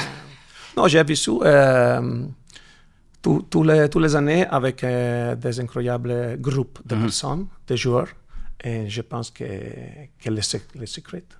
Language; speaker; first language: French; non-native, learner; Italian